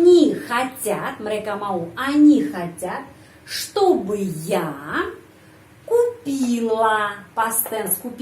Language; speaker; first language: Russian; non-native, fluent; Indonesian